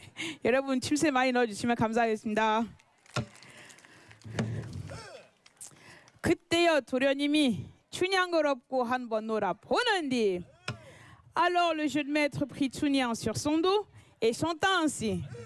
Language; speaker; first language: Korean; non-native, fluent; French